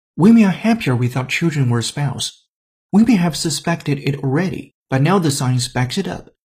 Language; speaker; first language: English; non-native, fluent; Chinese